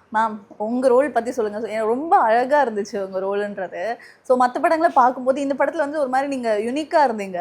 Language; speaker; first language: Tamil; native; Tamil